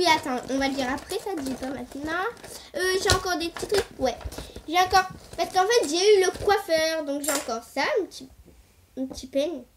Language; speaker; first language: French; native; French